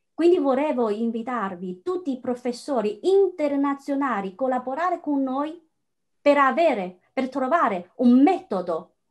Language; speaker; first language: Italian; non-native, fluent; Chinese